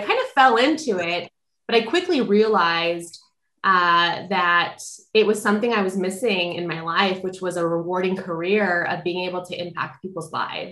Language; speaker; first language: English; native; English